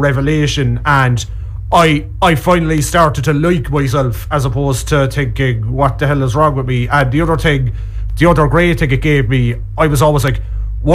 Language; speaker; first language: English; native; English